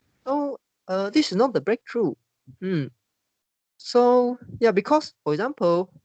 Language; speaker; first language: English; non-native, fluent; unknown